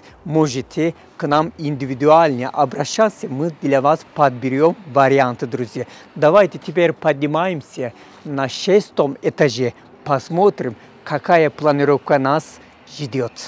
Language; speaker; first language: Russian; non-native, learner; Turkish